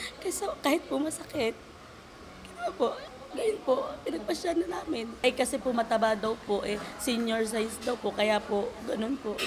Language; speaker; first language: Filipino; native; Filipino